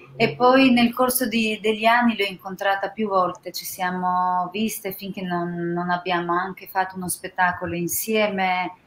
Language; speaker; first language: Italian; non-native, fluent; Albanian